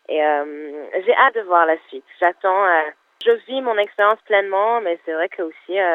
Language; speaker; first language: French; non-native, fluent; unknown